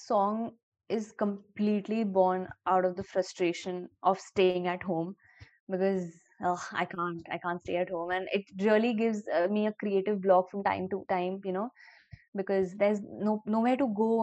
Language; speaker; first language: English; non-native, local second language; Hindi